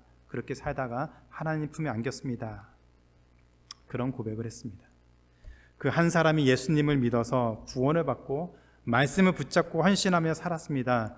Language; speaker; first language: Korean; native; Korean